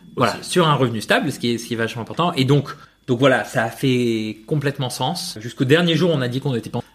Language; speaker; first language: French; non-native, fluent; Spanish